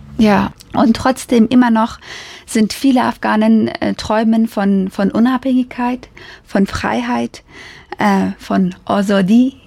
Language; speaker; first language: German; non-native, fluent; Persian